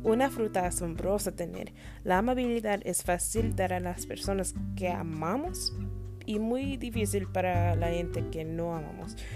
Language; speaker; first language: Spanish; non-native, learner; English